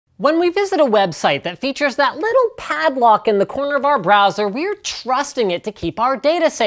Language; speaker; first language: English; native; English